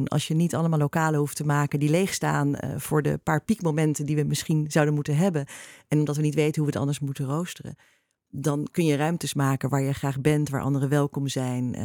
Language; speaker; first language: Dutch; native; Dutch